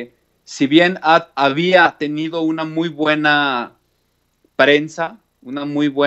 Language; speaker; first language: Spanish; native; Spanish